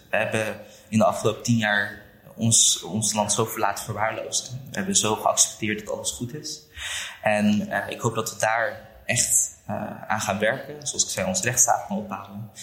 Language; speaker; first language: Dutch; early bilingual, other home language; Uyghur